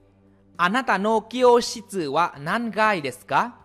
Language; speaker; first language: Japanese; non-native, fluent; Vietnamese